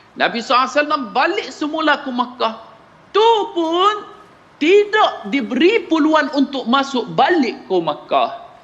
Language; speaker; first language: Malay; non-native, fluent; Arabic